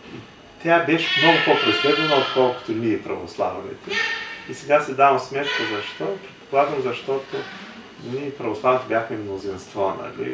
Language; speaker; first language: Bulgarian; early bilingual, heritage; Bulgarian